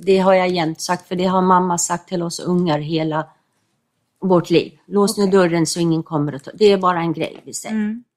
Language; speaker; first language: Swedish; non-native, fluent; English